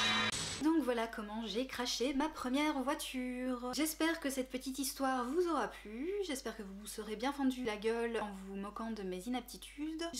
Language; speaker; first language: French; native; French